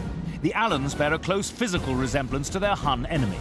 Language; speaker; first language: English; native; English